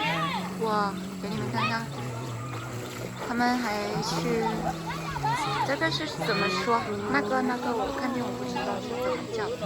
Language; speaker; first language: Chinese; non-native, learner; Vietnamese